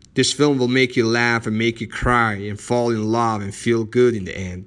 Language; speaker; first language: English; non-native, fluent; Persian